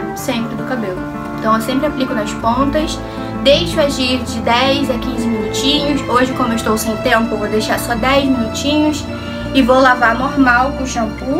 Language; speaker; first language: Portuguese; native; Portuguese